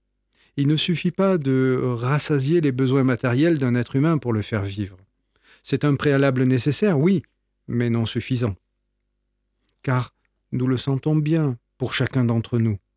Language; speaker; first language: French; native; French